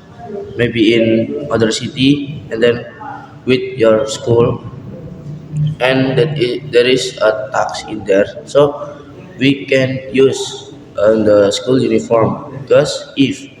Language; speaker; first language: English; non-native, learner; Indonesian